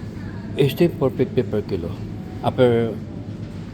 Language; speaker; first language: Spanish; non-native, learner; Filipino